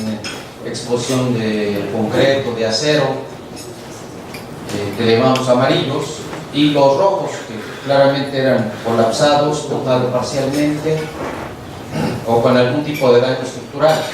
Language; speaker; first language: Spanish; native; Spanish